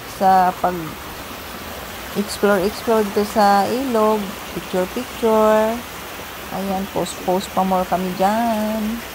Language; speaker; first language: Filipino; non-native, local second language; Cebuano